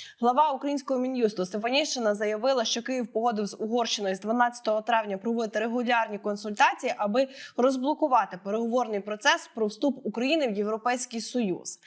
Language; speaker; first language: Ukrainian; native; Ukrainian